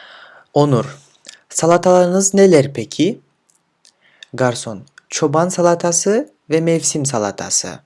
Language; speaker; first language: Turkish; non-native, fluent; Kyrgyz